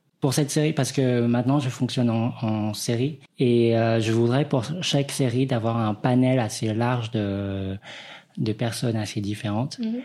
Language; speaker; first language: French; early bilingual, other home language; Vietnamese